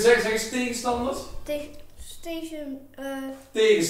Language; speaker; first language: Dutch; native; Dutch